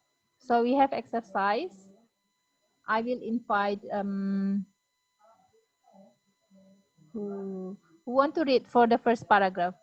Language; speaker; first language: English; non-native, fluent; Indonesian